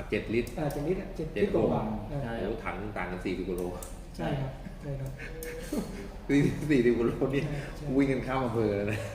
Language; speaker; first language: Thai; native; Thai